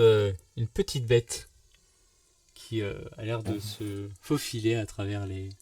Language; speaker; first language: French; native; French